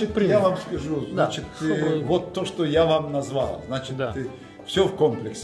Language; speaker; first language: Russian; non-native, local second language; Gagauz